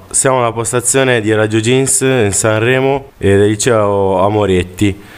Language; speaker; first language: Italian; native; Italian